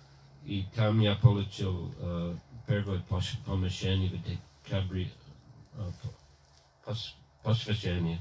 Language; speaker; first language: Russian; non-native, fluent; English